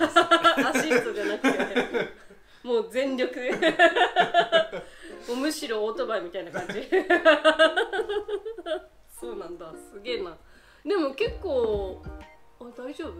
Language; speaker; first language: Japanese; native; Japanese